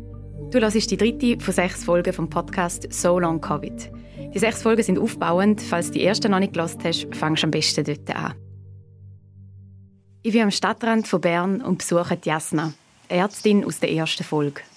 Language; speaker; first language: German; native; German